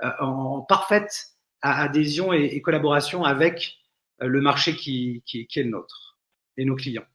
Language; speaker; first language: French; native; French